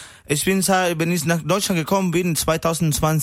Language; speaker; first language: German; non-native, learner; Spanish